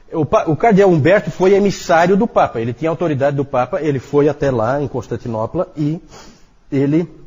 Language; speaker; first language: Portuguese; native; Portuguese